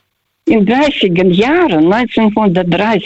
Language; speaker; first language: German; non-native, fluent; Russian